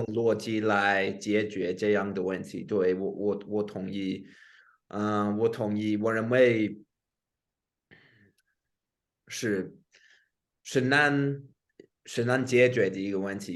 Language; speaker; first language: Chinese; non-native, fluent; English